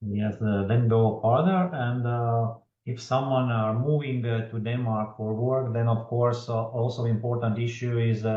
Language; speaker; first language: English; non-native, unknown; Latvian